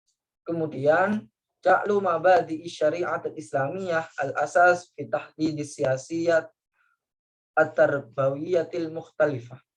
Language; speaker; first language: Arabic; non-native, learner; Indonesian